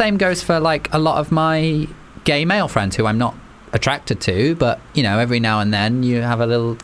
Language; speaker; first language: English; native; English